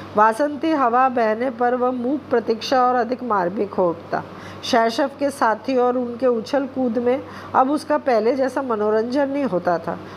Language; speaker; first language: Hindi; non-native, local second language; Bangla